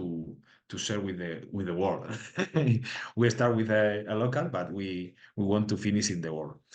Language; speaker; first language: English; non-native, learner; Spanish